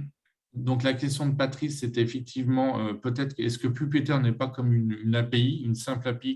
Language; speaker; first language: French; native; French